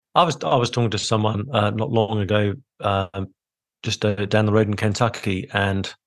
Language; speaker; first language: English; native; English